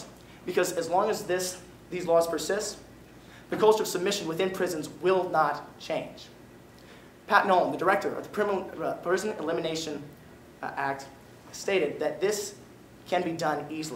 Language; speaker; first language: English; native; English